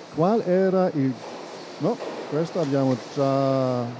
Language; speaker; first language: Italian; non-native, fluent; German